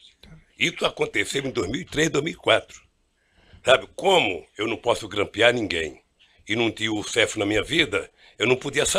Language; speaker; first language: Portuguese; native; Portuguese